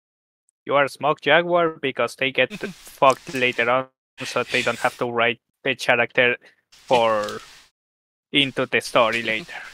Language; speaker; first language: English; native; English